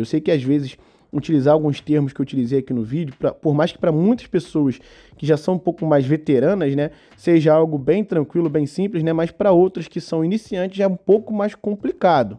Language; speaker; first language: Portuguese; native; Portuguese